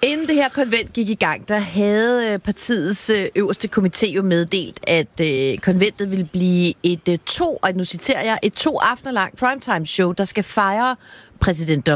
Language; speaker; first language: Danish; native; Danish